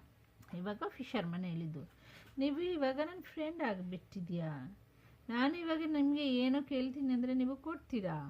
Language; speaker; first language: Kannada; non-native, local second language; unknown